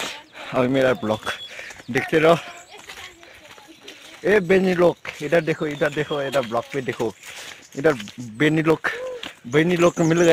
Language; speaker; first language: Hindi; non-native, learner; Nepali